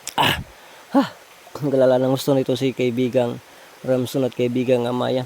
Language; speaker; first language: Filipino; non-native, local second language; Cebuano